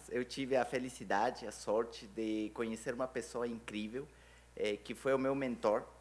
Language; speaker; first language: Portuguese; non-native, fluent; Spanish